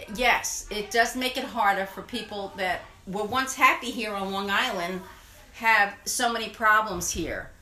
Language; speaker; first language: English; native; English